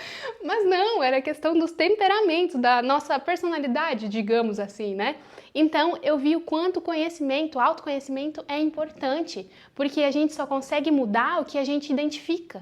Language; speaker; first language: Portuguese; native; Portuguese